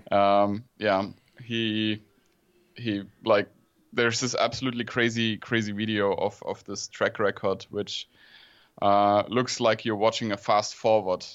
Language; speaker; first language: English; non-native, fluent; German